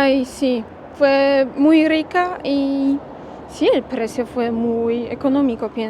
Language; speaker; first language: Spanish; non-native, fluent; Polish